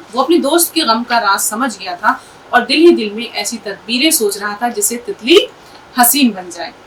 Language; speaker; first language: Urdu; native; Urdu